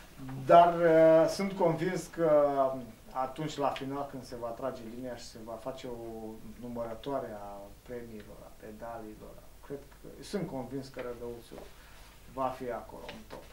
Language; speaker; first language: Romanian; native; Romanian